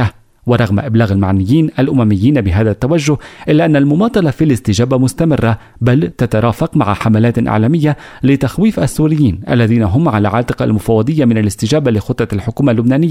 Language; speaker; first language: Arabic; native; Arabic